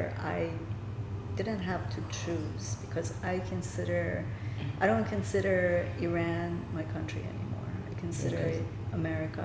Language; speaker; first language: English; non-native, fluent; Persian